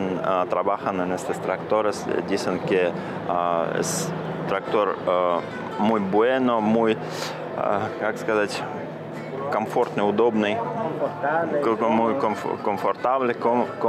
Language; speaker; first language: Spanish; non-native, learner; Russian